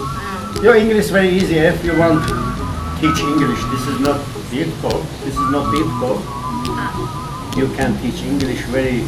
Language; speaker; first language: English; non-native, learner; Thai